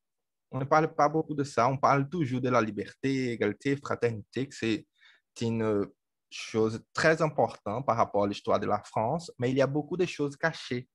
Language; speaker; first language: French; native; French